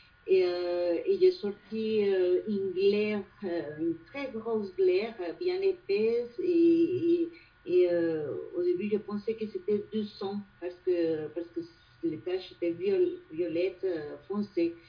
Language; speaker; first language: French; non-native, fluent; Spanish